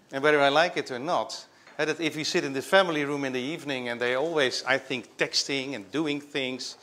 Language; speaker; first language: English; non-native, fluent; Dutch